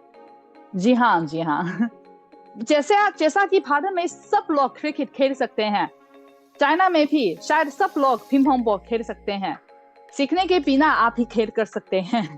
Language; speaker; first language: Hindi; non-native, fluent; Chinese